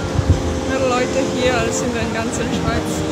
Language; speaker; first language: German; non-native, fluent; Italian